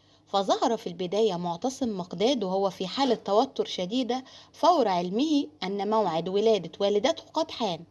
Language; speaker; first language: Arabic; native; Arabic